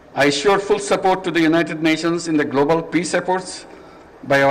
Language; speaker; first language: English; non-native, local second language; Bangla